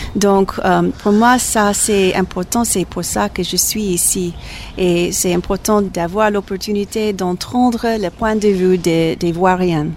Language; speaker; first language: French; non-native, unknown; English